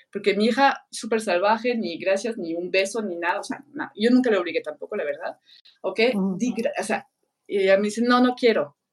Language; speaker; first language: Spanish; non-native, fluent; French